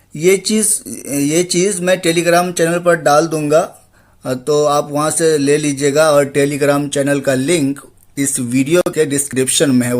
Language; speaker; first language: Urdu; native; Urdu